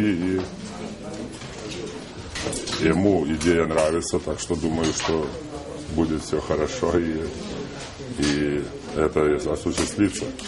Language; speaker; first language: Russian; non-native, fluent; Lithuanian